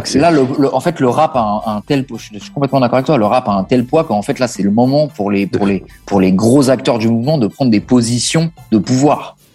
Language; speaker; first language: French; early bilingual, other home language; Italian